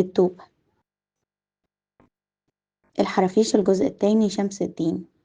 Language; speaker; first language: Arabic; native; Arabic